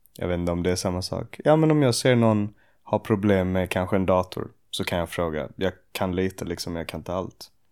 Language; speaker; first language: Swedish; native; Swedish